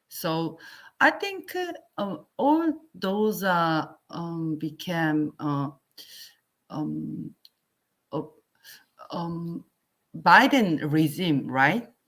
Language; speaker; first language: English; non-native, learner; Korean